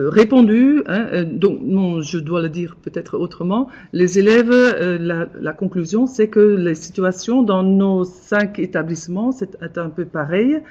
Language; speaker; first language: French; non-native, local second language; Dutch